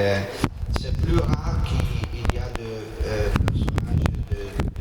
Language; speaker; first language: French; non-native, learner; Italian